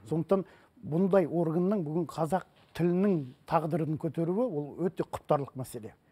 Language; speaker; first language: Kazakh; non-native, local second language; Russian